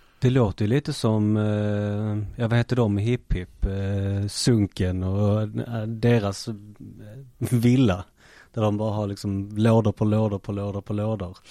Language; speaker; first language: Swedish; native; Swedish